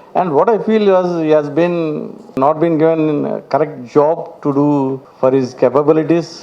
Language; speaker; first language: English; non-native, local second language; Telugu